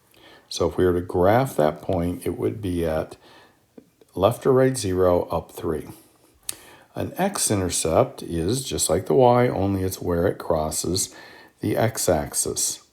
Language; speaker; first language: English; native; English